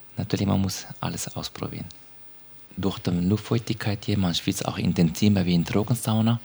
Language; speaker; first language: German; non-native, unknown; Turkish